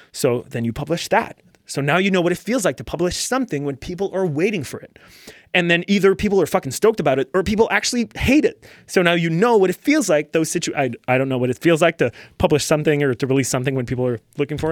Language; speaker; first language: English; non-native, fluent; French